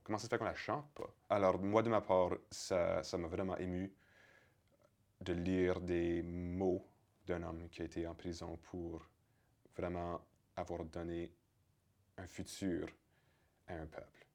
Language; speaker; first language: French; early bilingual, heritage; French